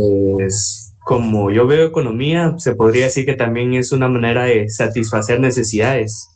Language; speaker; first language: Spanish; native; Spanish